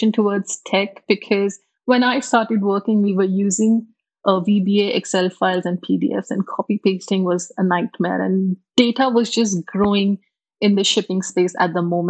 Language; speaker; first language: English; non-native, local second language; Hindi